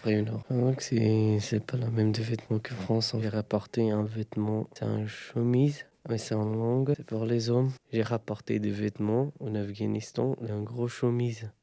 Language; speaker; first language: French; non-native, learner; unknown